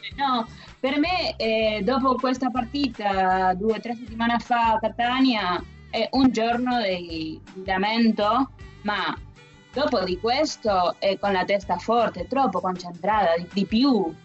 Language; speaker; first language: Italian; non-native, fluent; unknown